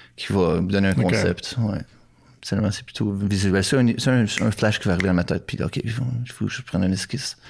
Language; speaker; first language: French; native; French